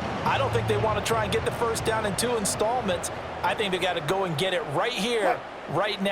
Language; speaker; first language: English; native; English